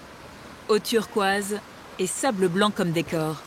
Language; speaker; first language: French; native; French